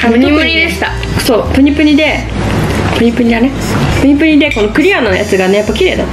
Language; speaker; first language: Japanese; native; Japanese